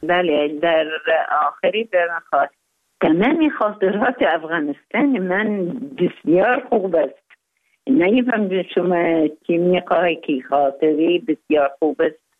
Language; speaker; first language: Persian; non-native, learner; Arabic